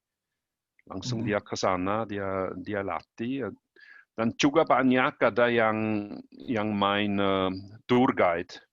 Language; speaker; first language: Indonesian; non-native, learner; German